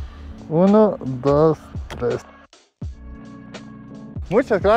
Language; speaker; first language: Spanish; non-native, learner; Danish